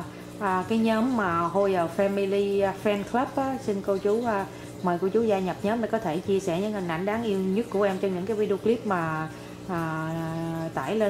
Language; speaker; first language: Vietnamese; native; Vietnamese